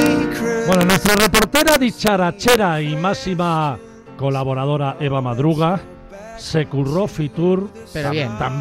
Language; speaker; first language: Spanish; native; Spanish